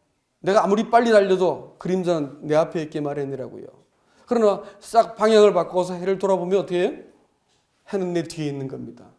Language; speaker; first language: Korean; native; Korean